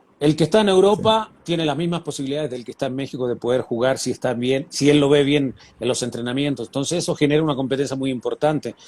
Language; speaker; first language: Spanish; native; Spanish